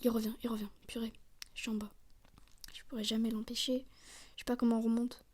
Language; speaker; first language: French; native; French